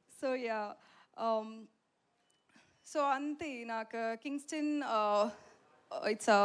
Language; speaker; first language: Telugu; non-native, learner; Tamil